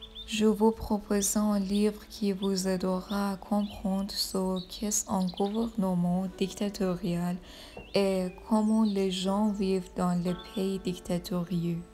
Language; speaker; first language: French; non-native, learner; Persian